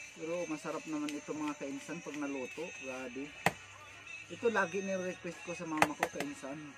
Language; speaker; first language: Filipino; non-native, local second language; Bikol